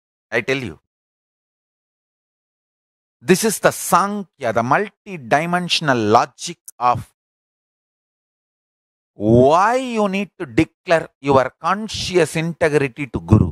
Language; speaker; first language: English; non-native, local second language; Tamil